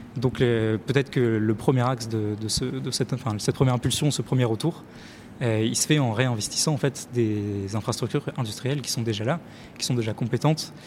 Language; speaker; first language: French; native; French